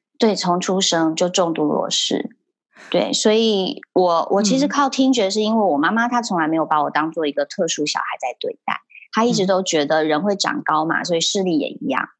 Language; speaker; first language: Chinese; early bilingual, heritage; Chinese